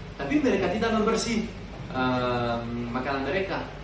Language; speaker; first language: Indonesian; non-native, learner; French